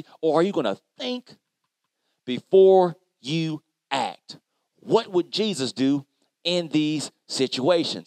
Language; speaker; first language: English; native; English